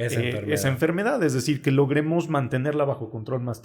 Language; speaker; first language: Spanish; native; Spanish